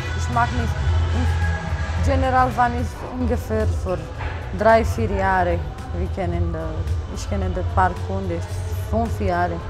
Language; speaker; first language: German; non-native, learner; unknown